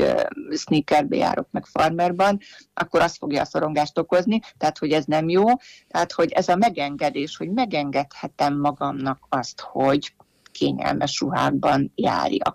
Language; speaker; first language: Hungarian; native; Hungarian